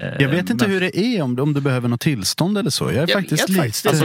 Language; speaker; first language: Swedish; native; Swedish